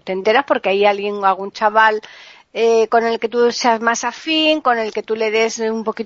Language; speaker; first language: Spanish; native; Spanish